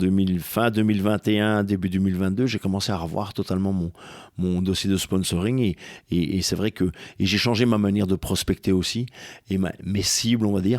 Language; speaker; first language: French; native; French